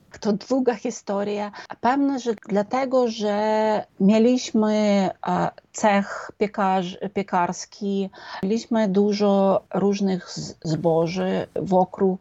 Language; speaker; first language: Polish; non-native, fluent; Ukrainian